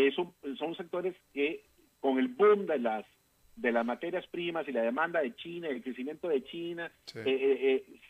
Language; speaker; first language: Spanish; native; Spanish